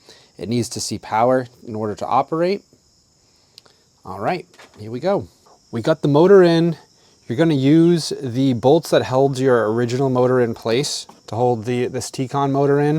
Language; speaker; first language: English; native; English